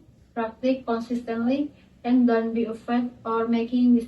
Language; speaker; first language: English; non-native, learner; Indonesian